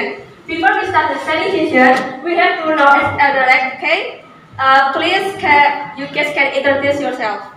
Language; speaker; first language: English; non-native, learner; Indonesian